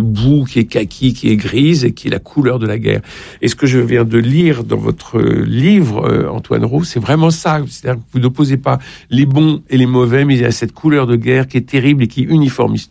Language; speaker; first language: French; native; French